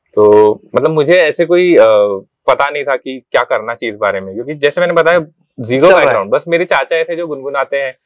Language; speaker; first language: Hindi; non-native, local second language; Marathi